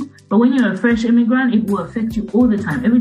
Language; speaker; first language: English; non-native, local second language; Bemba